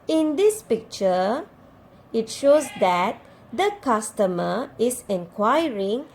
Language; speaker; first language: English; non-native, local second language; Malay